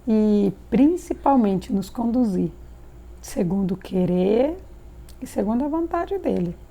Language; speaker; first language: Portuguese; native; Portuguese